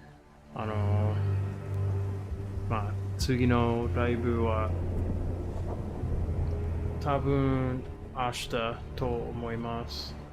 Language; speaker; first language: Japanese; non-native, learner; English